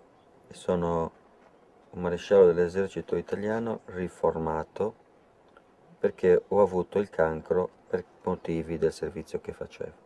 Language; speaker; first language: Italian; native; Italian